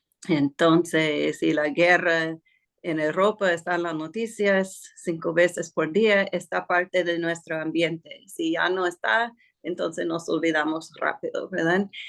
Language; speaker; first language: Spanish; non-native, fluent; English